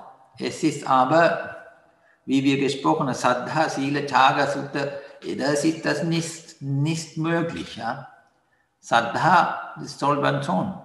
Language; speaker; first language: German; non-native, fluent; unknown